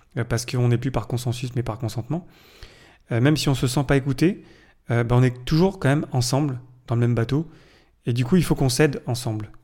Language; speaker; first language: French; native; French